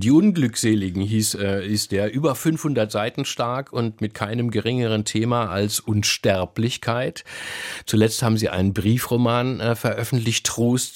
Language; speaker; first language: German; native; German